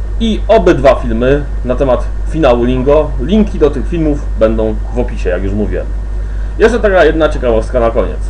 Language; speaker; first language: Polish; native; Polish